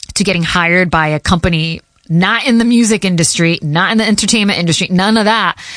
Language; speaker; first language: English; early bilingual, other home language; Portuguese